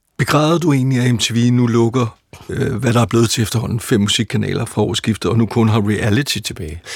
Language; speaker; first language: Danish; native; Danish